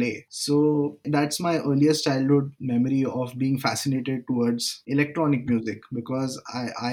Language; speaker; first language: English; non-native, local second language; Marathi